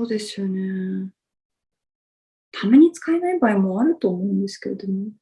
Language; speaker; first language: Japanese; non-native, fluent; Russian